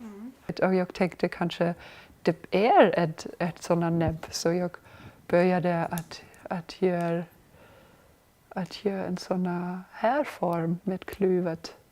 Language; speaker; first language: Swedish; non-native, fluent; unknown